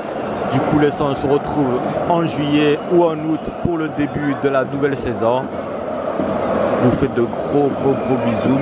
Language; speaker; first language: French; native; French